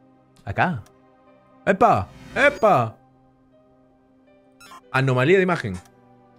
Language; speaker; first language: Spanish; native; Spanish